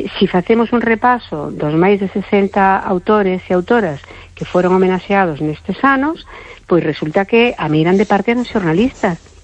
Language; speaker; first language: Galician; non-native, local second language; Spanish